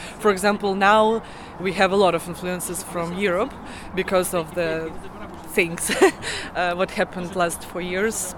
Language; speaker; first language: English; non-native, learner; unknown